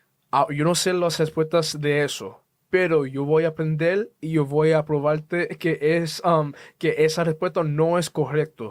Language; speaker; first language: Spanish; early bilingual, heritage; Spanish